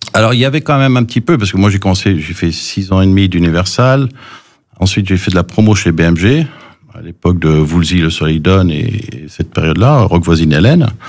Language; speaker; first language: French; early bilingual, other home language; English